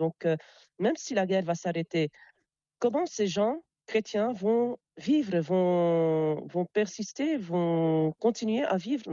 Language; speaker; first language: French; non-native, local second language; Arabic